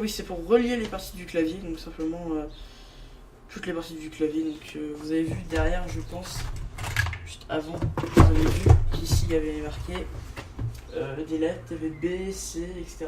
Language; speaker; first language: French; native; French